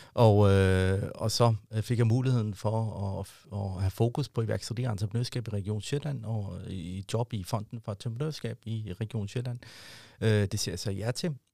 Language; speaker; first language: Danish; early bilingual, other home language; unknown